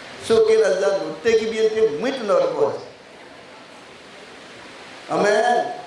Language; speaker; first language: Portuguese; non-native, learner; Lingala